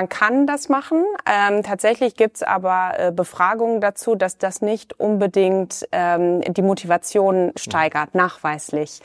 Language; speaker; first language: German; native; German